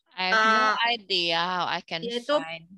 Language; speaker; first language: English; non-native, learner; Indonesian